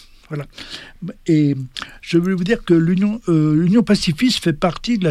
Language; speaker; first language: French; native; French